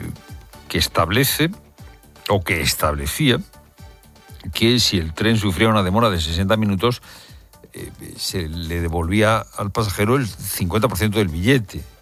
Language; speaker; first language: Spanish; native; Spanish